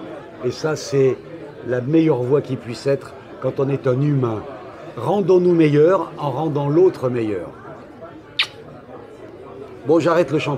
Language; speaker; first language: French; native; French